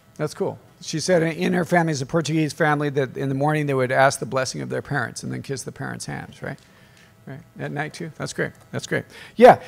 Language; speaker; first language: English; native; English